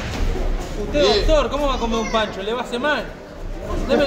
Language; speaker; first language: Spanish; native; Spanish